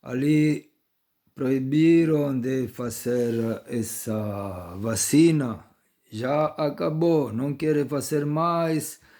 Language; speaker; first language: Portuguese; non-native, fluent; Italian